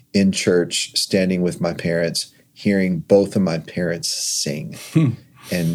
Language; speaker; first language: English; native; English